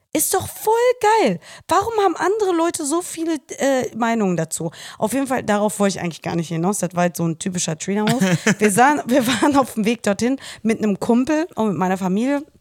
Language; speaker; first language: German; early bilingual, other home language; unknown